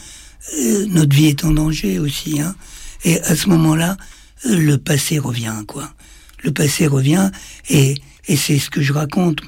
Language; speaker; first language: French; native; French